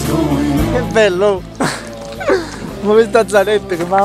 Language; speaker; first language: Italian; native; Italian